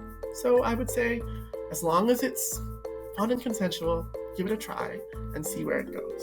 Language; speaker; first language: English; native; English